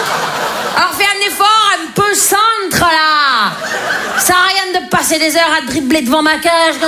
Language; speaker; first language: French; native; French